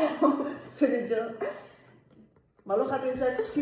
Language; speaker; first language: German; non-native, learner; Uzbek